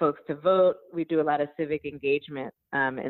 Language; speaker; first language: English; native; English